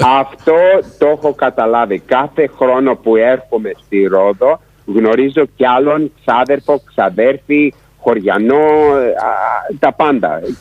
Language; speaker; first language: Greek; early bilingual, heritage; Greek